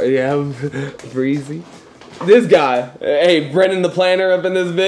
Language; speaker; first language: English; native; English